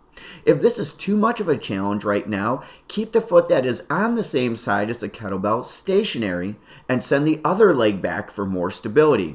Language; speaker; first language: English; native; English